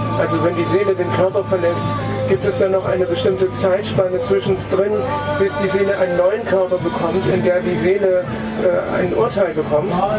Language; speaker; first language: German; native; German